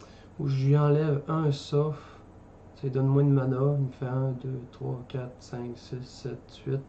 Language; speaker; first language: French; native; French